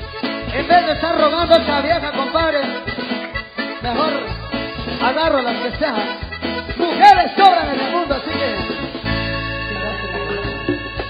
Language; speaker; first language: Spanish; native; Spanish